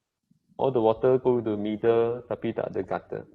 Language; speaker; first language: English; non-native, local second language; Malay